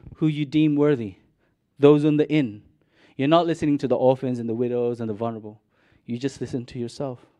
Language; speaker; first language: English; non-native, local second language; Cebuano